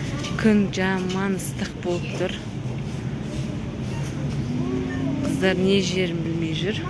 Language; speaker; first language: Kazakh; native; Kazakh